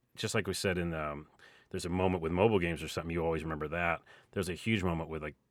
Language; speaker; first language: English; native; English